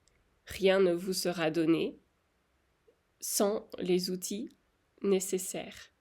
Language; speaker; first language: French; native; French